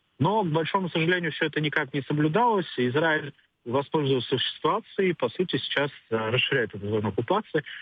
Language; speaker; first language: Russian; native; Russian